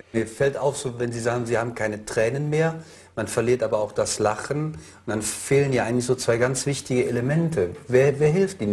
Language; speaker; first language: German; native; German